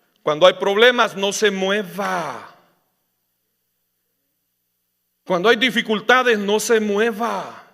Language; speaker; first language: Spanish; native; Spanish